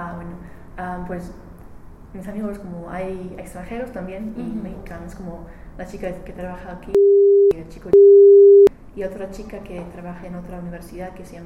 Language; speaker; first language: Spanish; non-native, learner; English